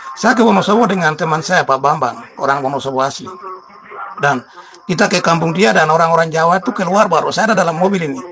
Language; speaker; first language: Indonesian; non-native, local second language; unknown